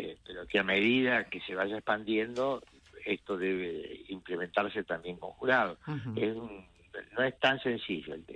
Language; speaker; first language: Spanish; native; Spanish